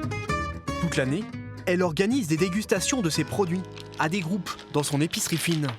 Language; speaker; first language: French; native; French